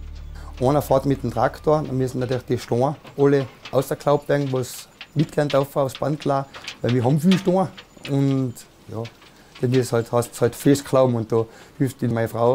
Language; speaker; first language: German; native; German